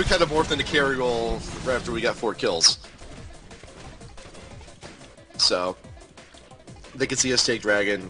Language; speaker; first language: English; native; English